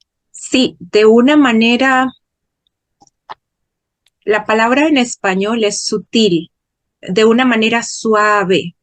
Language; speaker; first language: Spanish; non-native, fluent; Portuguese